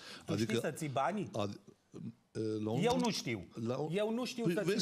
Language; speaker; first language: Romanian; native; Romanian